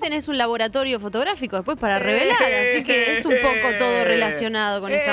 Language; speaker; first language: Spanish; native; Spanish